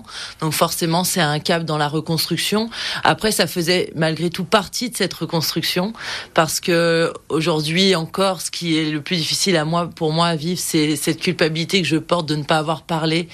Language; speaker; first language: French; native; French